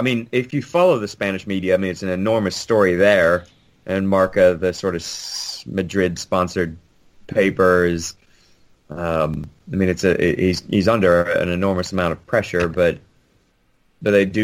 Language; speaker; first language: English; native; English